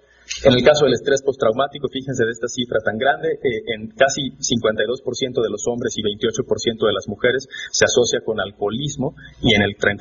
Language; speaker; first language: Spanish; native; Spanish